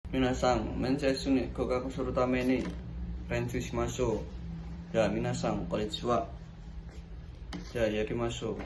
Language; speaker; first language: Japanese; non-native, learner; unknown